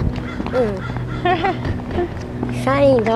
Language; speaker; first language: Japanese; early bilingual, heritage; Japanese